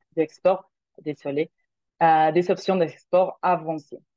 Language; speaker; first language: French; non-native, fluent; Spanish